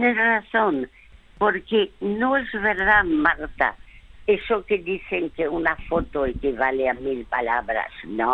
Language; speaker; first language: Spanish; early bilingual, other home language; French